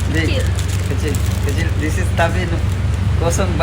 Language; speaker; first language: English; non-native, learner; Urdu